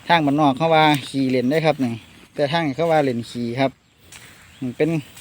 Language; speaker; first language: Thai; native; Thai